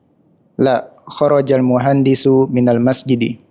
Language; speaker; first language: Arabic; non-native, learner; Russian